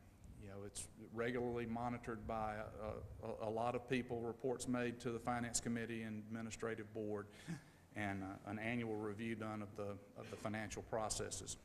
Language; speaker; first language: English; native; English